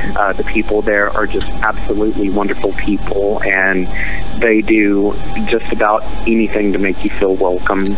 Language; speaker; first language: English; native; English